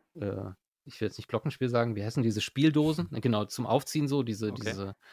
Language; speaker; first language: German; native; German